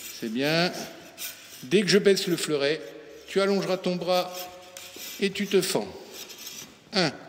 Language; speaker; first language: French; native; French